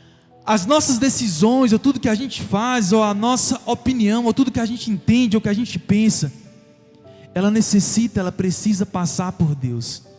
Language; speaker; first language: Portuguese; native; Portuguese